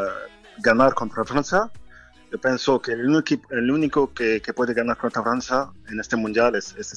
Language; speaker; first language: Spanish; non-native, fluent; French